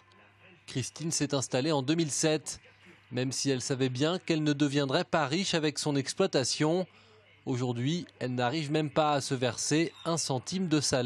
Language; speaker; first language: French; native; French